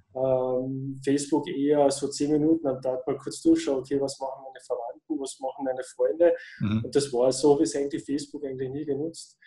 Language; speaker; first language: German; native; German